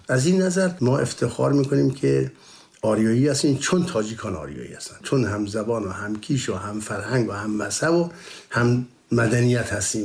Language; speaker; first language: Persian; native; Persian